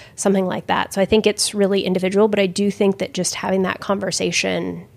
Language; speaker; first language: English; native; English